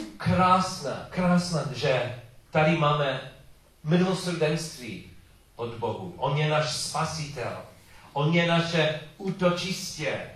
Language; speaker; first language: Czech; non-native, learner; English